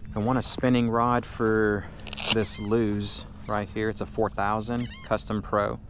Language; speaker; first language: English; native; English